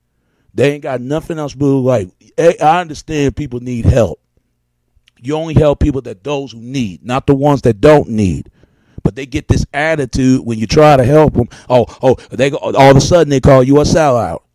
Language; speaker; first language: English; native; English